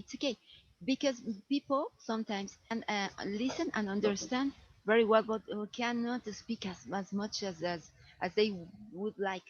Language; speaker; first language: English; non-native, fluent; Spanish